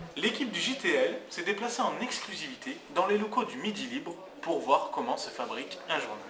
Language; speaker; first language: French; native; French